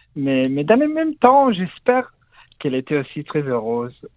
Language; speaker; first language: French; non-native, learner; Hebrew